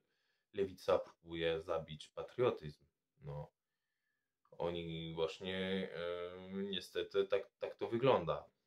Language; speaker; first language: Polish; non-native, fluent; French